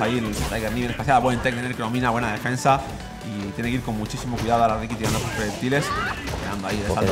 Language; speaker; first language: Spanish; native; Spanish